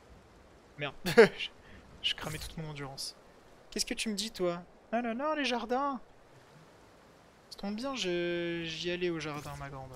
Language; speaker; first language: French; native; French